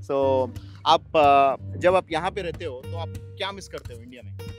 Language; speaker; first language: Hindi; non-native, local second language; Telugu